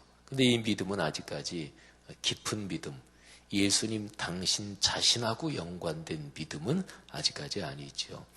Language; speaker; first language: Korean; native; Korean